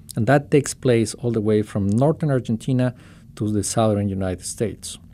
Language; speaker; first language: English; non-native, fluent; Spanish